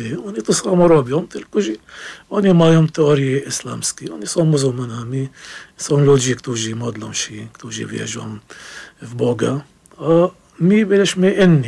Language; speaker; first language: Polish; non-native, fluent; Arabic